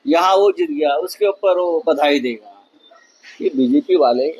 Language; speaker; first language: Hindi; non-native, local second language; Marathi